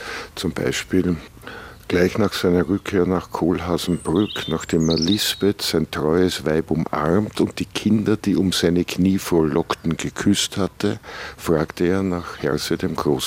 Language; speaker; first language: German; native; German